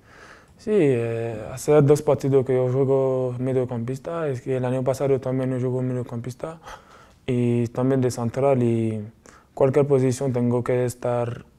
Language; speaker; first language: Spanish; non-native, fluent; French